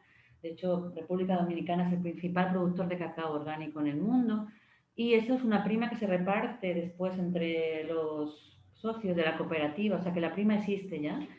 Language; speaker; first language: Spanish; native; Spanish